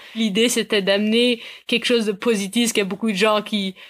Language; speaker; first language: French; native; French